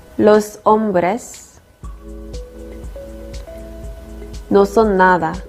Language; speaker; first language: Spanish; non-native, fluent; Korean